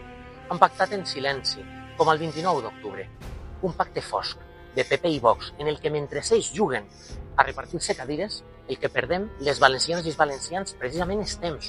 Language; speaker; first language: Catalan; native; Catalan